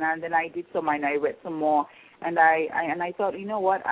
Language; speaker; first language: English; non-native, local second language; Yoruba